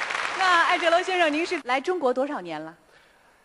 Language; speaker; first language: Chinese; native; Chinese